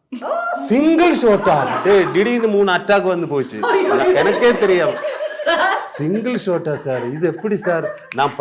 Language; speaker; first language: Tamil; non-native, learner; Malayalam